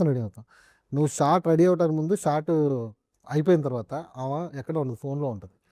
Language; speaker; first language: Telugu; native; Telugu